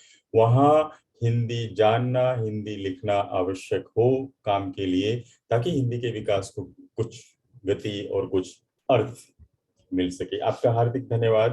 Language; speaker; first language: Hindi; native; Hindi